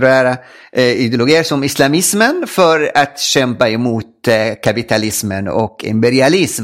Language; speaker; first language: Swedish; non-native, fluent; Arabic